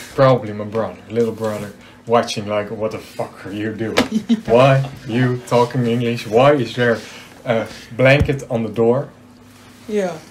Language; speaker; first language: English; non-native, fluent; Dutch